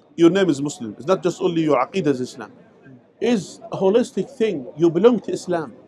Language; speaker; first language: English; non-native, fluent; Arabic